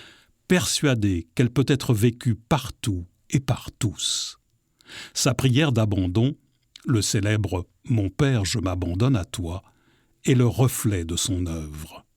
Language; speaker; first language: French; native; French